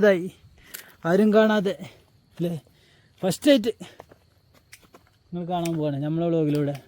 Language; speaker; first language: Malayalam; native; Malayalam